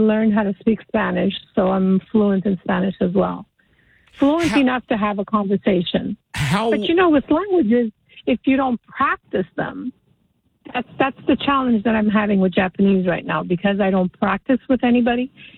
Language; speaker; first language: English; non-native, fluent; Sicilian